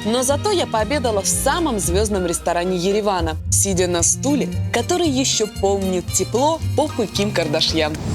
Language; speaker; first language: Russian; native; Russian